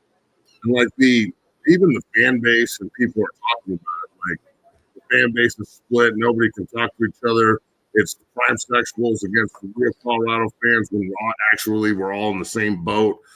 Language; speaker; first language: English; native; English